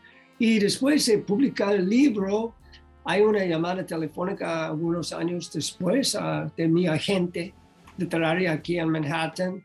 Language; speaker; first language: Spanish; non-native, learner; English